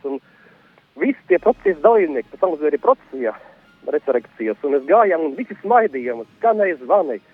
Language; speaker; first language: Latvian; native; Latvian